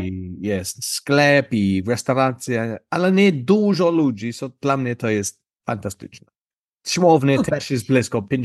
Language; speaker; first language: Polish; non-native, learner; English